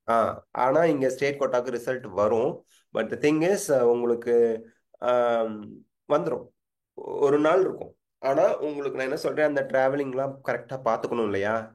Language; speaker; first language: Tamil; native; Tamil